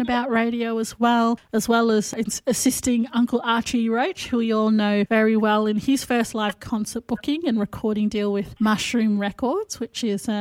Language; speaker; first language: English; native; English